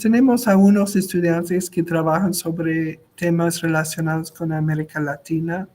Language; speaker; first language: Spanish; non-native, local second language; French